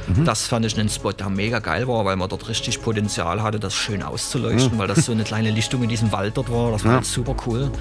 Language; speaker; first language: German; native; German